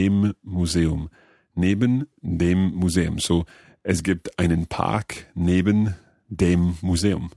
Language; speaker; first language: German; non-native, learner; English